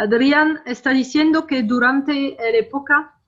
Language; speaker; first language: Spanish; non-native, fluent; French